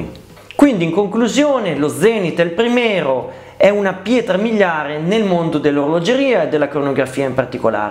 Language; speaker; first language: Italian; native; Italian